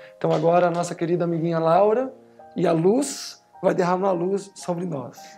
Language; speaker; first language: Portuguese; native; Portuguese